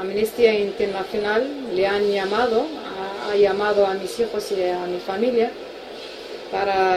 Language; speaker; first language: Spanish; non-native, fluent; Arabic